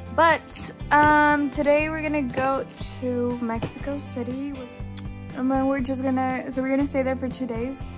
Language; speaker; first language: English; early bilingual, other home language; Spanish